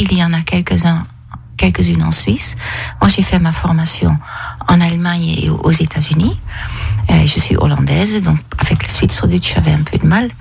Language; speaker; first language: French; non-native, fluent; Dutch